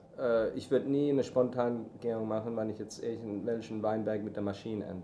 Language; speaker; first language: German; early bilingual, heritage; English